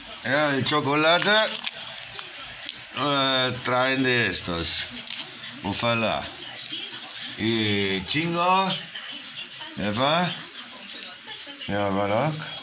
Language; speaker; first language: Spanish; non-native, learner; German